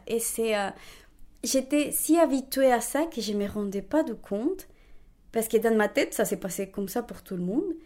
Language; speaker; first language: French; non-native, fluent; Spanish